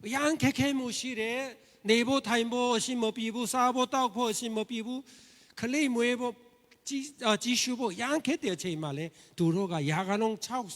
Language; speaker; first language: Burmese; non-native, learner; Korean